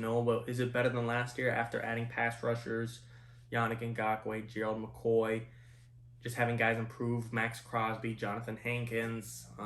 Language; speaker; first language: English; native; English